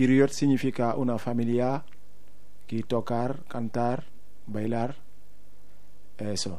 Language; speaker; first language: Spanish; non-native, local second language; Wolof